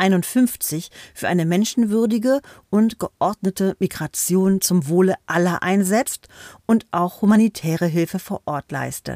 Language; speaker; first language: German; native; German